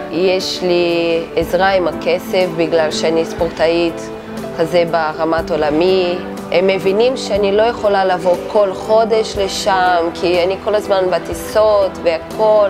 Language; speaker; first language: Hebrew; non-native, learner; Portuguese